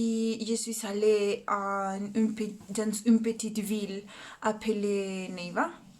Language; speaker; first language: French; non-native, learner; Spanish